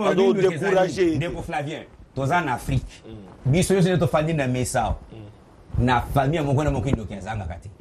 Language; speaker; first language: French; non-native, local second language; Luba-Lulua